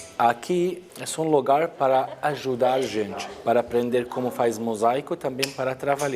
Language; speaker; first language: Portuguese; non-native, learner; Arabic